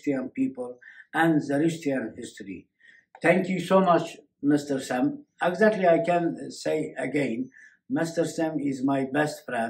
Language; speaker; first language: English; non-native, learner; Kurdish